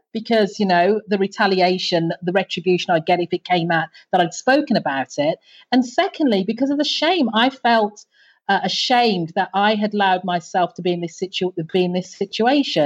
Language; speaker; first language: English; native; English